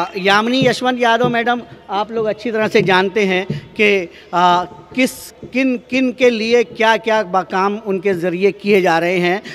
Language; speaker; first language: Hindi; native; Hindi